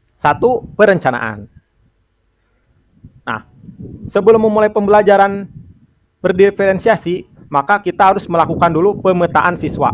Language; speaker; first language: Indonesian; non-native, local second language; Sundanese